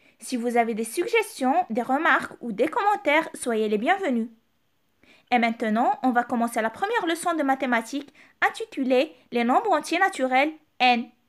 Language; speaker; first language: French; non-native, local second language; Arabic